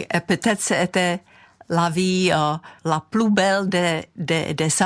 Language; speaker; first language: French; non-native, fluent; Czech